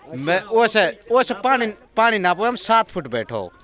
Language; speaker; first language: Hindi; native; Hindi